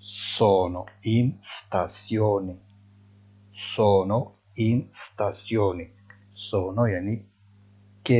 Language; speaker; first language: Italian; non-native, fluent; Arabic